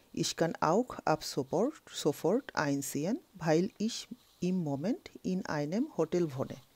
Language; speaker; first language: German; non-native, local second language; Bangla